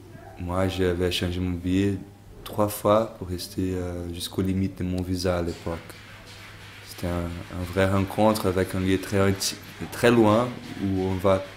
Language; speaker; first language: French; non-native, fluent; Portuguese